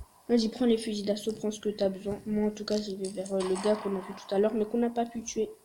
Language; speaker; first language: French; native; French